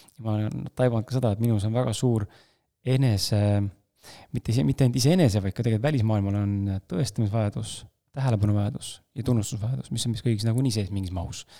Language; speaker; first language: Estonian; native; Estonian